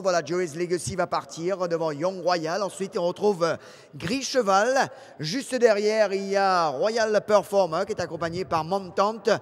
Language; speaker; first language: French; non-native, local second language; Morisyen